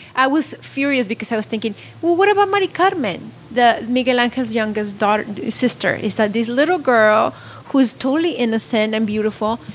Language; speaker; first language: English; non-native, fluent; Spanish